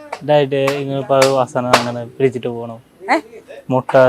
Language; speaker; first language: Malayalam; non-native, learner; Bangla